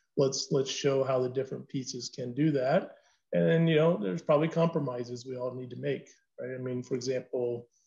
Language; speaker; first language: English; native; English